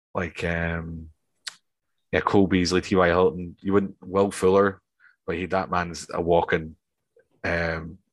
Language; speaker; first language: English; native; English